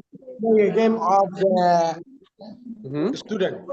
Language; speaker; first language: English; non-native, learner; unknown